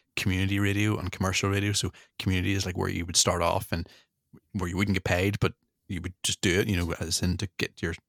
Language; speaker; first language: English; native; English